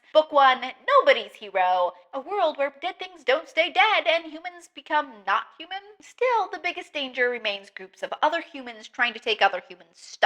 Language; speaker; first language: English; native; English